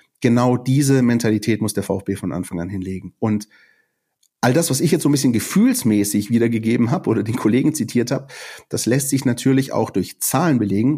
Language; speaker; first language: German; native; German